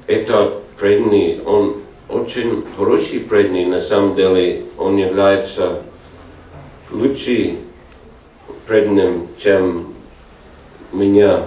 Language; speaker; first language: Russian; non-native, learner; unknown